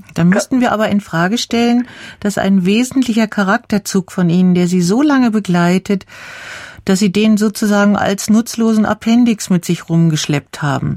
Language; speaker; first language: German; native; German